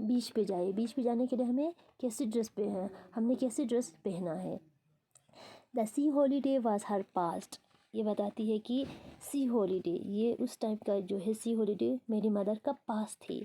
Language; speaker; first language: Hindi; non-native, local second language; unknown